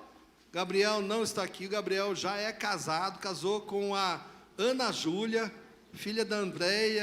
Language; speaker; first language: Portuguese; native; Portuguese